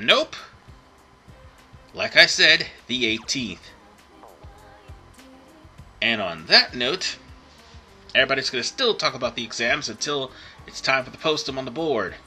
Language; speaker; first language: English; native; English